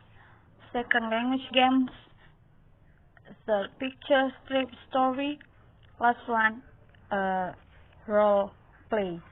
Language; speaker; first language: English; non-native, learner; Indonesian